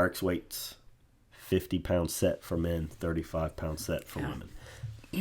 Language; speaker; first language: English; native; English